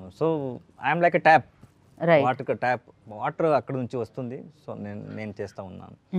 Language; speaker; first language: Telugu; non-native, learner; Kannada